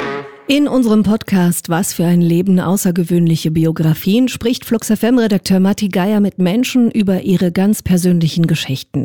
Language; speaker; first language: German; native; German